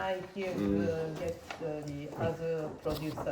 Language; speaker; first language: English; non-native, learner; Japanese